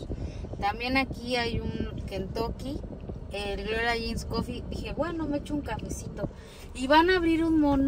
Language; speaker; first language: Spanish; native; Spanish